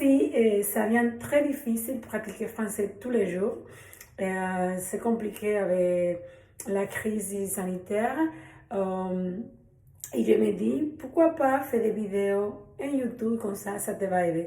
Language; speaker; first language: French; non-native, learner; Spanish